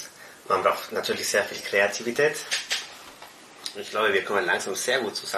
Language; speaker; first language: German; non-native, fluent; Spanish